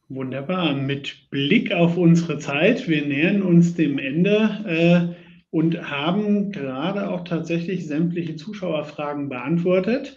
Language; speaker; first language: German; native; German